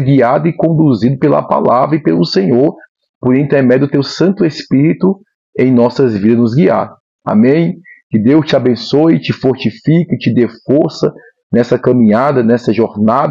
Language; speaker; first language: Portuguese; native; Portuguese